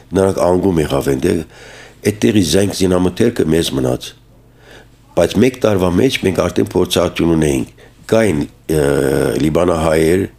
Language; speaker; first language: Armenian; early bilingual, heritage; Armenian